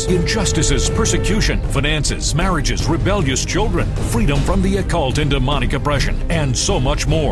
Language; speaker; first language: English; native; English